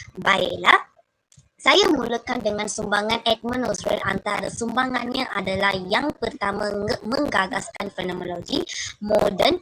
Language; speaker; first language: Malay; non-native, local second language; Tamil